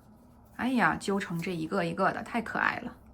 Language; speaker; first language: Chinese; native; Chinese